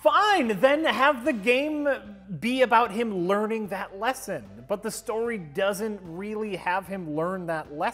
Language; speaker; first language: English; native; English